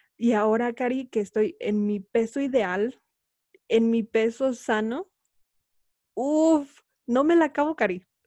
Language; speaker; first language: Spanish; native; Spanish